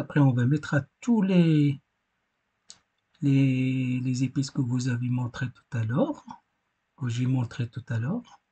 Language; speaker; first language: French; non-native, fluent; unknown